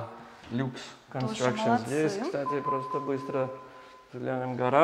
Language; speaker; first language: Russian; non-native, learner; English